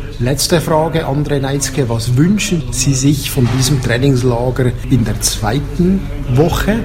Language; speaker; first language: German; native; German